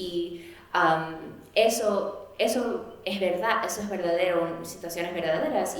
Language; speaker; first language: Spanish; early bilingual, heritage; Spanish